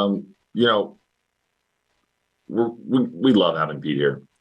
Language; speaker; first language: English; native; English